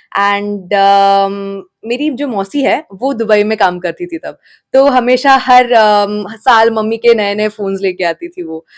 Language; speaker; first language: Hindi; non-native, local second language; Malayalam